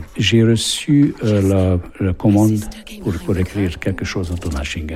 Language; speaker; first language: French; non-native, fluent; Hungarian